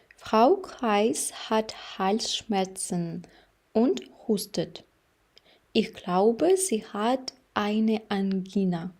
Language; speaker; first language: German; non-native, fluent; Ukrainian